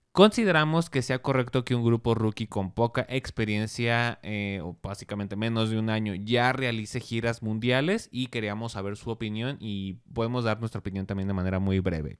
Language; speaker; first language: Spanish; native; Spanish